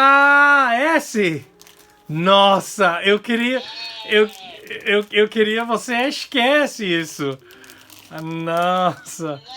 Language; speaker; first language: Portuguese; non-native, learner; English